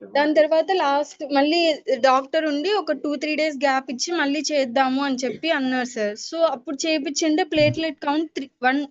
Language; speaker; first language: Telugu; native; Telugu